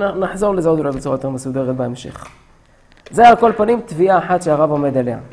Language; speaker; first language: Hebrew; native; Hebrew